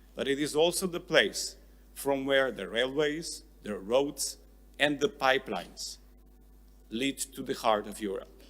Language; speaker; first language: English; non-native, fluent; Slovenian